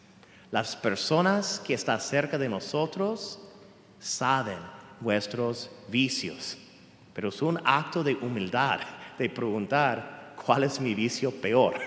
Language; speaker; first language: Spanish; non-native, fluent; English